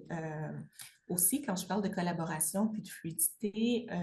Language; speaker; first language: French; native; French